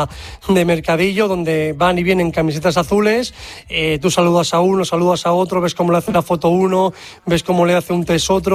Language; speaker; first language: Spanish; native; Spanish